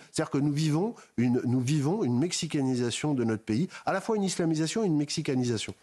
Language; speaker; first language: French; native; French